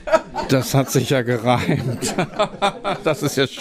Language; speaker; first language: German; native; German